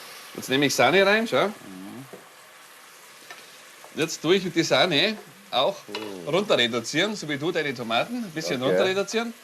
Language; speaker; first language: German; native; German